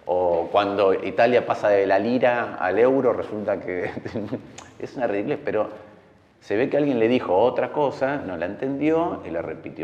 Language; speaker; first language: Spanish; native; Spanish